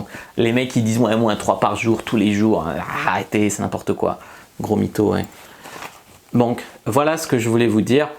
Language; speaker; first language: French; native; French